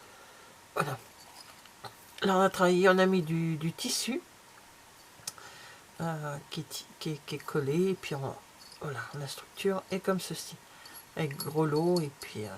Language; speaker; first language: French; native; French